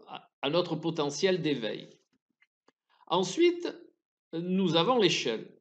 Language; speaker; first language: French; native; French